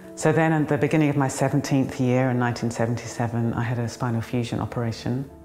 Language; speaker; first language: English; native; English